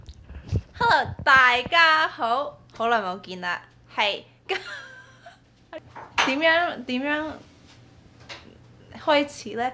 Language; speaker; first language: Cantonese; early bilingual, heritage; Cantonese